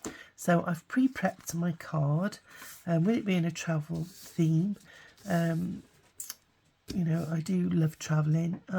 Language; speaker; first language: English; native; English